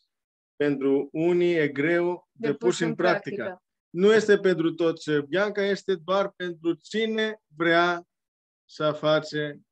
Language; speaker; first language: Romanian; non-native, learner; Greek